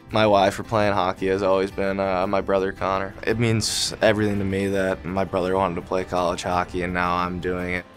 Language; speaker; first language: English; native; English